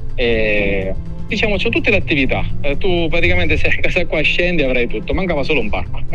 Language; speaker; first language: Italian; native; Italian